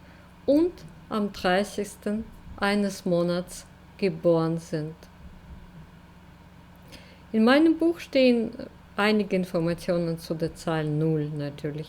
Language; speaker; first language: German; non-native, fluent; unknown